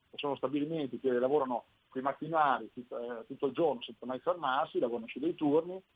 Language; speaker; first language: Italian; native; Italian